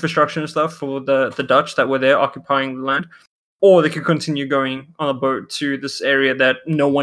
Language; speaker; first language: English; non-native, local second language; Afrikaans